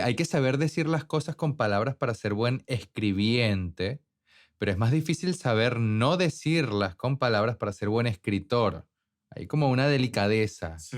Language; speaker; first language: Spanish; native; Spanish